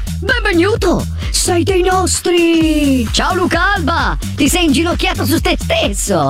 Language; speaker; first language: Italian; native; Italian